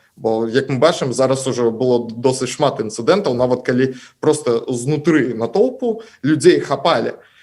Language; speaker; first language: Belarusian; native; Belarusian